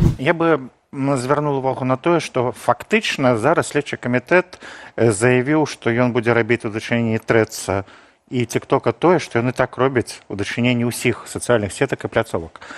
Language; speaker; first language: Belarusian; non-native, local second language; Russian